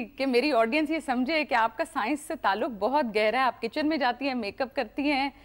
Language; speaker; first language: Hindi; native; Hindi